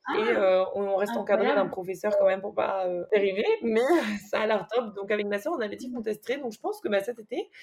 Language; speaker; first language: French; native; French